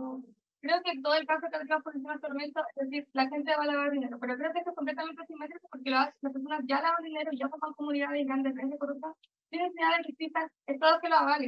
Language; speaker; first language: Spanish; native; Spanish